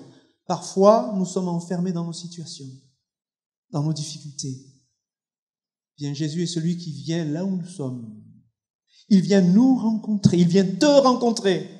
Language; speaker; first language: French; native; French